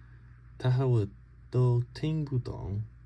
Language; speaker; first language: Chinese; non-native, learner; English